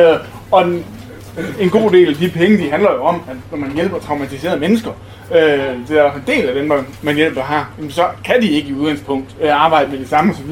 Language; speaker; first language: Danish; native; Danish